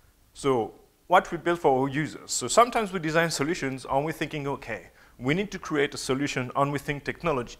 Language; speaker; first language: English; non-native, fluent; French